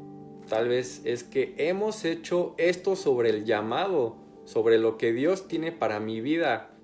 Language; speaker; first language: Spanish; native; Spanish